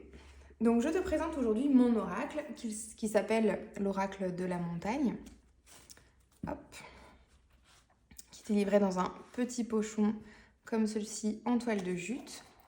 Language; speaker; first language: French; native; French